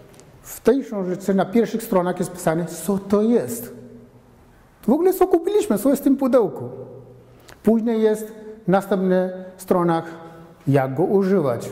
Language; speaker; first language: Polish; non-native, fluent; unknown